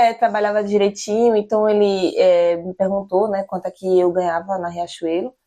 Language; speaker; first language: Portuguese; native; Portuguese